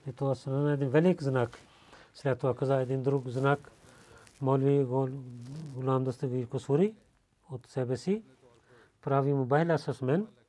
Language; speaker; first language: Bulgarian; non-native, learner; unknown